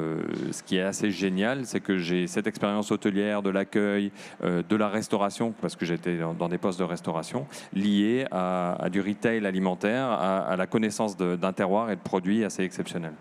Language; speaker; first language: French; native; French